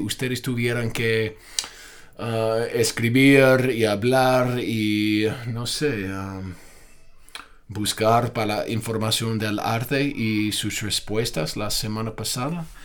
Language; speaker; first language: Spanish; non-native, fluent; English